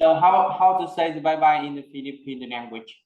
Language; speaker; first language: English; non-native, learner; Vietnamese